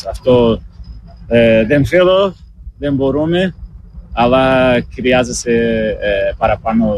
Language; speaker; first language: Greek; non-native, learner; Portuguese